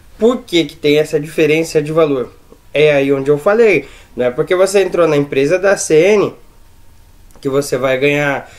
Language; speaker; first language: Portuguese; native; Portuguese